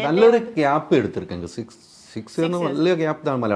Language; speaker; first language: Tamil; non-native, learner; Malayalam